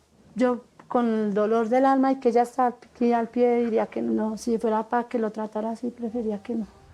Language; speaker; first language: Spanish; native; Spanish